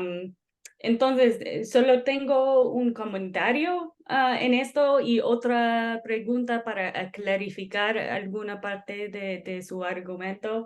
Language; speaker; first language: Spanish; non-native, fluent; English